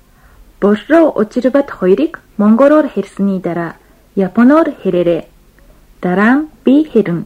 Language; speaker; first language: Mongolian; non-native, fluent; Japanese